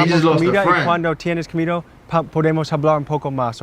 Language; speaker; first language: Spanish; non-native, learner; English